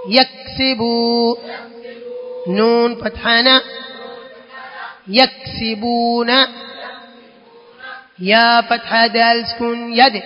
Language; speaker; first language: Arabic; non-native, learner; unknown